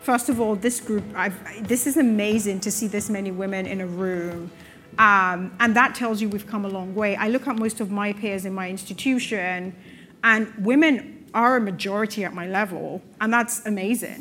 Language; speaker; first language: English; non-native, local second language; Yoruba